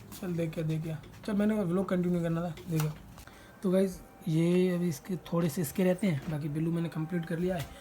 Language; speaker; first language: Urdu; non-native, local second language; Sindhi